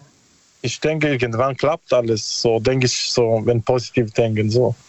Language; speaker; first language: German; non-native, learner; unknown